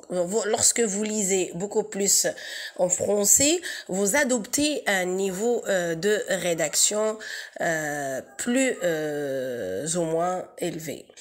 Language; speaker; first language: French; non-native, local second language; Arabic